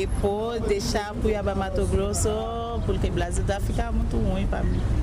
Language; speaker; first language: Portuguese; non-native, learner; Haitian Creole